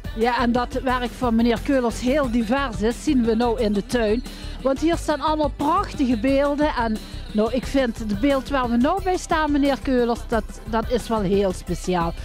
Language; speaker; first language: Dutch; native; Dutch